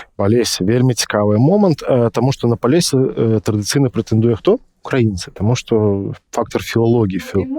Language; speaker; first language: Belarusian; non-native, local second language; Russian